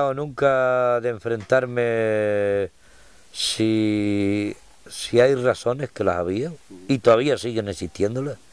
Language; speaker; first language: Spanish; native; Spanish